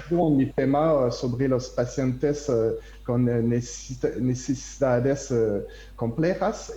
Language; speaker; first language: Spanish; non-native, learner; French